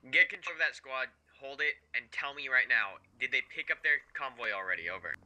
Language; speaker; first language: English; native; English